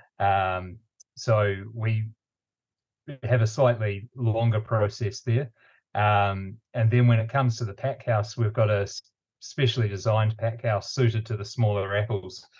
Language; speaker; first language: English; native; English